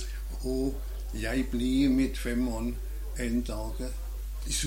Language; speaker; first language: Norwegian; non-native, learner; German